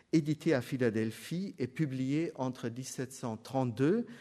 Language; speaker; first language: French; non-native, fluent; German